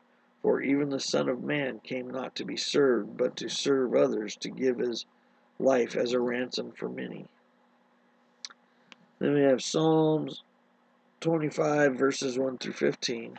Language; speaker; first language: English; native; English